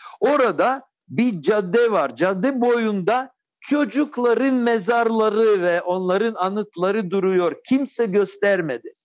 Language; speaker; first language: Turkish; non-native, fluent; Russian